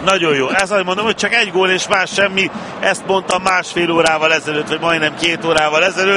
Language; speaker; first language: Hungarian; native; Hungarian